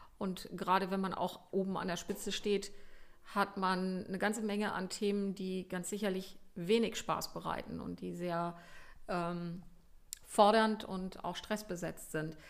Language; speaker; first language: German; native; German